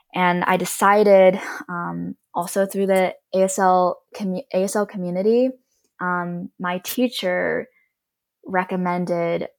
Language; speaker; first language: English; native; English